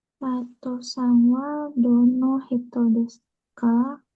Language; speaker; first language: Japanese; non-native, learner; Indonesian